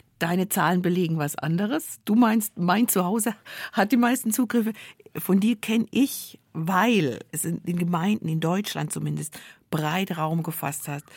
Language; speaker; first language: German; native; German